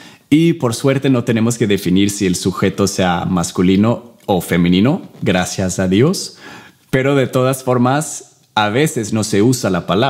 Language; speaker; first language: Spanish; non-native, fluent; English